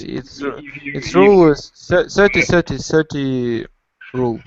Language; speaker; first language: English; non-native, learner; Russian